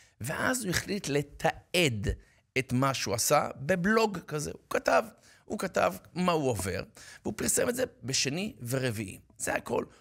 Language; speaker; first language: Hebrew; native; Hebrew